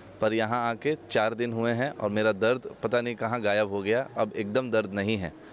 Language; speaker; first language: Hindi; native; Hindi